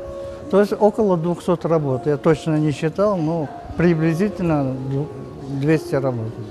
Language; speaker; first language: Russian; native; Russian